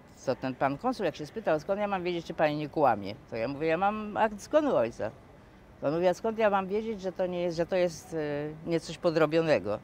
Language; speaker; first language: Polish; native; Polish